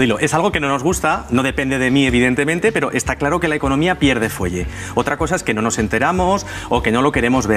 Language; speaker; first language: Spanish; native; Spanish